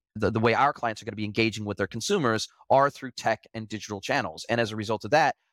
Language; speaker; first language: English; native; English